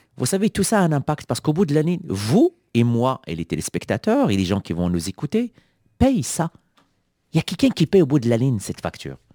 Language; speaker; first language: French; non-native, local second language; Arabic